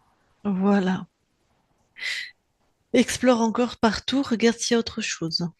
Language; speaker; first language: French; native; French